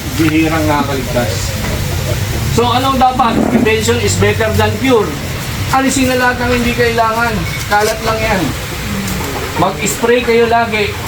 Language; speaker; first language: Filipino; native; Filipino